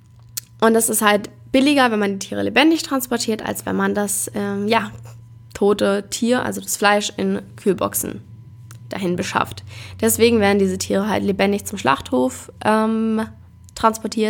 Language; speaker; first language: German; native; German